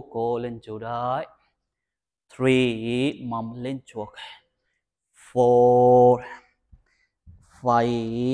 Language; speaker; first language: Vietnamese; non-native, learner; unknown